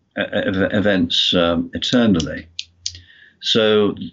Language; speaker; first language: English; native; English